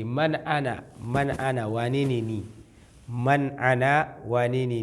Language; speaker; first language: Arabic; non-native, fluent; Hausa